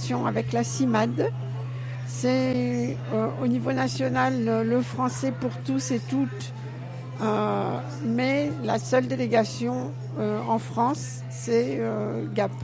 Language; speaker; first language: French; native; French